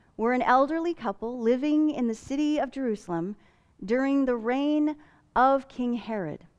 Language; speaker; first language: English; native; English